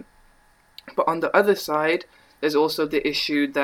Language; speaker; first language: English; native; English